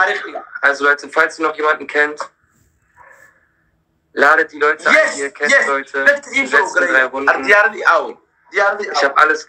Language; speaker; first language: German; native; German